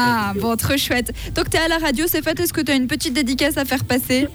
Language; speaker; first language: French; native; French